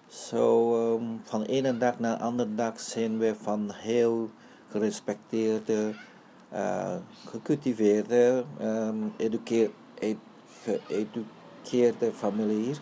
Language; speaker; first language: Dutch; early bilingual, other home language; Vietnamese